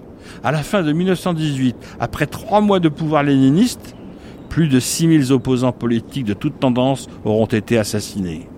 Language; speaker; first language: French; native; French